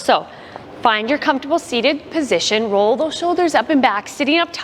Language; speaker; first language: English; native; English